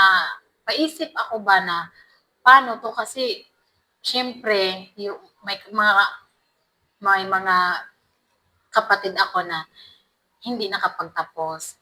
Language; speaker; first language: Filipino; non-native, local second language; Cebuano